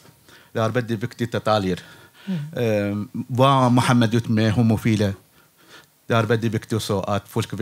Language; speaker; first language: Norwegian; non-native, fluent; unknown